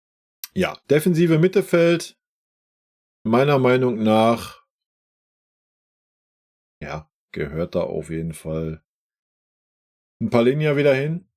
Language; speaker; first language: German; native; German